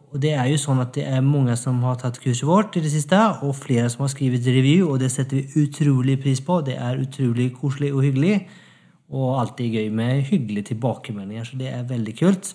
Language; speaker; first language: Norwegian; non-native, fluent; Swedish